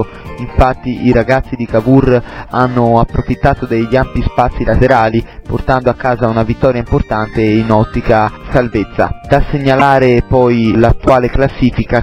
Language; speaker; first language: Italian; native; Italian